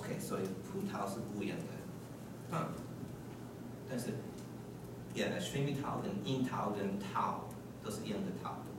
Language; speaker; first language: Chinese; non-native, learner; English